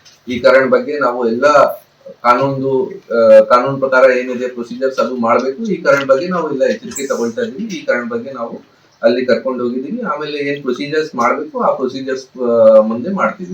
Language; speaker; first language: Kannada; non-native, fluent; Hindi